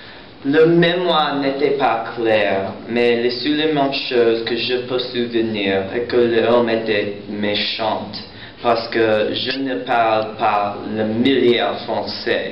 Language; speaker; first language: French; non-native, learner; English